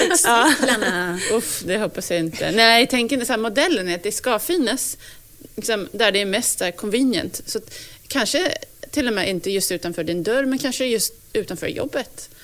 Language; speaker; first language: Swedish; non-native, fluent; English